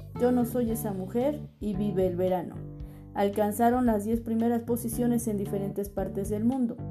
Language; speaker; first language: Spanish; native; Spanish